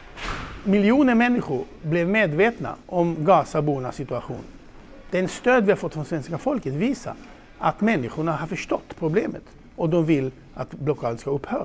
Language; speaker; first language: Swedish; non-native, fluent; Hebrew